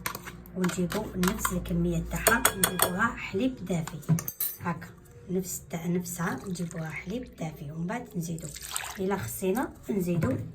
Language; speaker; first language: Arabic; native; Arabic